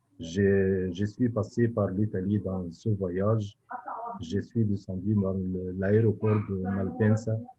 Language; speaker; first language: French; non-native, fluent; Arabic